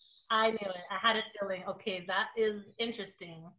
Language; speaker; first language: English; early bilingual, other home language; Portuguese